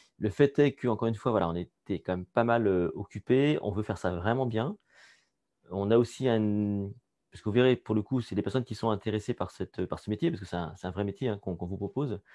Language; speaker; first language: French; native; French